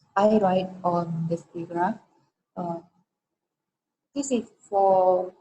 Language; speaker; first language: English; non-native, learner; Japanese